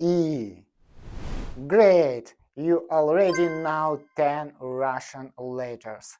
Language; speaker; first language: English; non-native, fluent; Russian